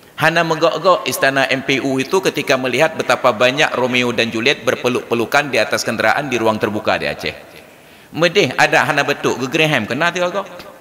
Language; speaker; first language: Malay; non-native, local second language; Achinese